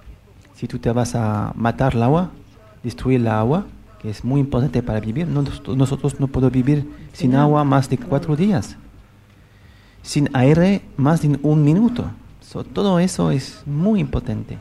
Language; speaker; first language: Spanish; non-native, learner; French